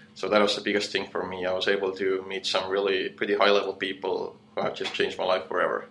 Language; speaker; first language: English; non-native, fluent; Estonian